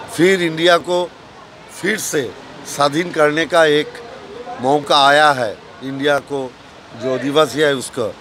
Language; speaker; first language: Hindi; non-native, local second language; Bangla